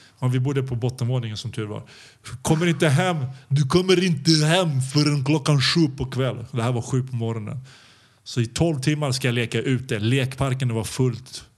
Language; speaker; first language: Swedish; early bilingual, other home language; Serbian